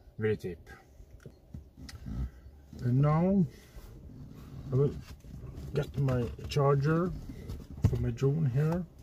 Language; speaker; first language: English; non-native, fluent; Norwegian